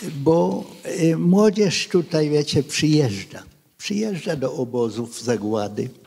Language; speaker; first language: Polish; non-native, local second language; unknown